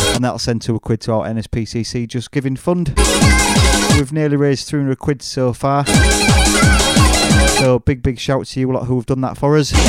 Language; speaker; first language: English; native; English